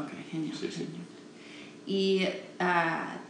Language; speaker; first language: Spanish; non-native, learner; English